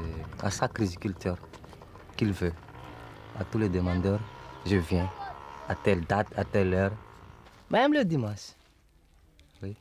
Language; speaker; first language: French; non-native, local second language; Malagasy